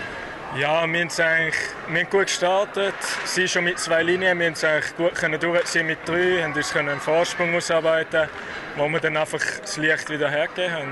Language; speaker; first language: German; native; German